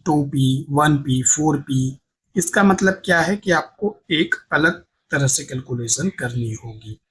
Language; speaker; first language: Hindi; non-native, local second language; Gujarati